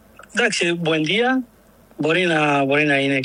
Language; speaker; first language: Greek; non-native, learner; Spanish